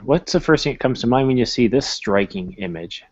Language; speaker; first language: English; native; English